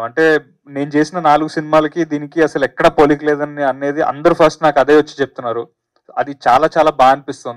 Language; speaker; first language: Telugu; native; Telugu